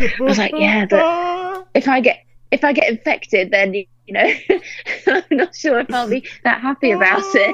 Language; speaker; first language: English; native; English